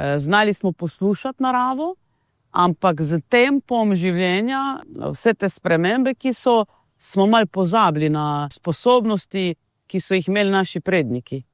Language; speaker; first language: Slovenian; non-native, local second language; Romany